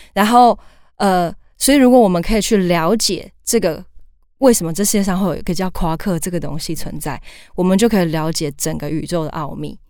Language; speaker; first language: Chinese; native; Chinese